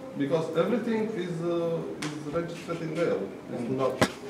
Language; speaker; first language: English; non-native, learner; Romanian